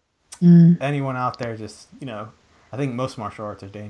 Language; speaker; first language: English; native; English